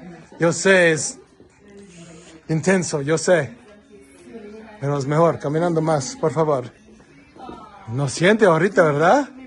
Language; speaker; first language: Spanish; non-native, learner; English